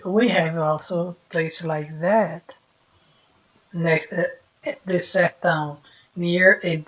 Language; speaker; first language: English; non-native, fluent; Portuguese